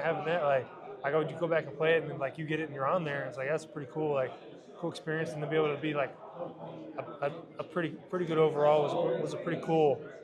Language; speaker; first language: English; native; English